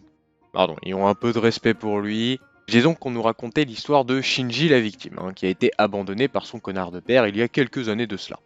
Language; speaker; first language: French; native; French